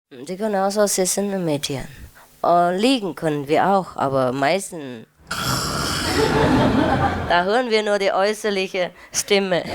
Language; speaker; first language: German; non-native, learner; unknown